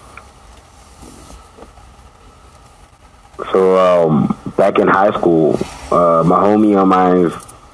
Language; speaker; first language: English; non-native, local second language; Tswana